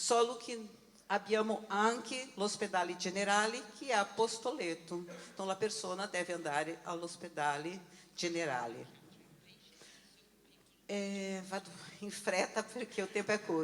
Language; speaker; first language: Italian; non-native, learner; Portuguese